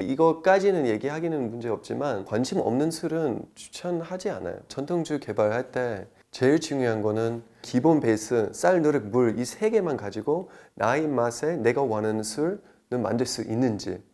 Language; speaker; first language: Korean; non-native, fluent; English